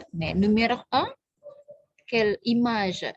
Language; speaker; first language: French; non-native, fluent; Indonesian